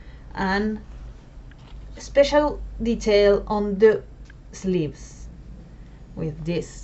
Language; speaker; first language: English; non-native, fluent; Spanish